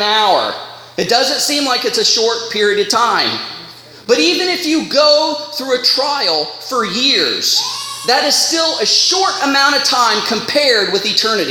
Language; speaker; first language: English; native; English